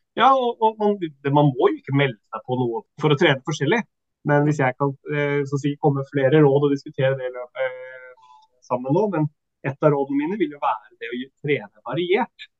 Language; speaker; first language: Norwegian; early bilingual, other home language; Swedish